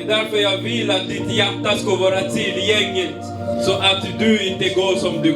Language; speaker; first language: Swedish; non-native, learner; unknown